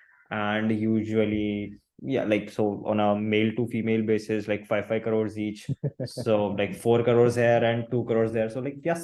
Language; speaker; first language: English; non-native, local second language; Hindi